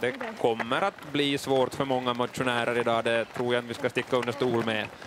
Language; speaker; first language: Swedish; native; Swedish